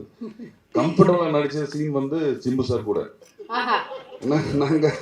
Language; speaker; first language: Tamil; non-native, learner; Malayalam